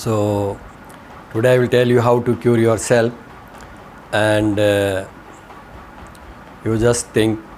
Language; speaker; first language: English; non-native, learner; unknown